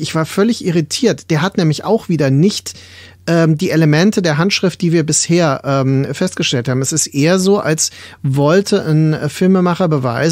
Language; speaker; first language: German; native; German